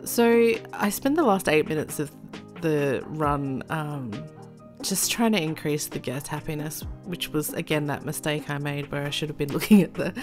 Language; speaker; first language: English; native; English